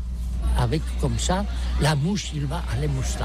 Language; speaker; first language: French; non-native, learner; Catalan